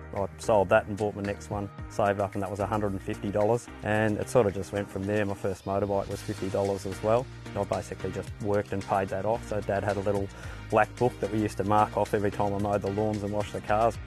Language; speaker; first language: English; native; English